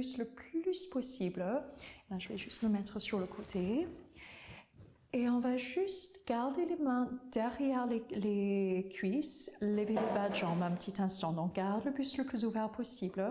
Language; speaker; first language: French; non-native, fluent; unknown